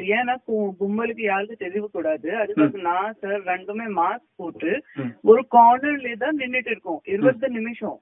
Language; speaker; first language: Tamil; non-native, fluent; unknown